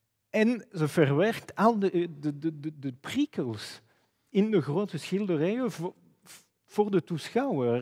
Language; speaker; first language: Dutch; non-native, fluent; French